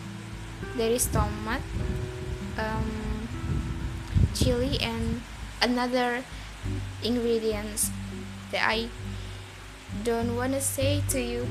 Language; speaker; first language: English; non-native, learner; Indonesian